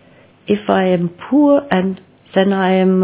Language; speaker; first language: English; non-native, learner; German